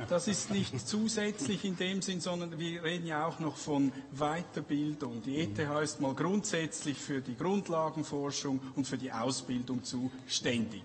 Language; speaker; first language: German; native; German